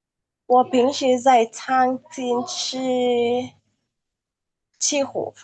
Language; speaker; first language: Chinese; non-native, learner; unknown